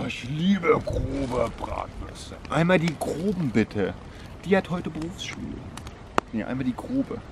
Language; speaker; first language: German; native; German